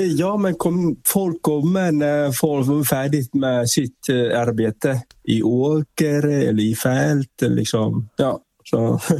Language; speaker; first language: Swedish; non-native, fluent; Vietnamese